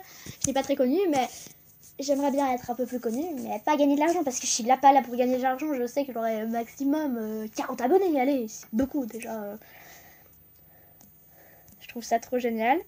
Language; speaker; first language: French; native; French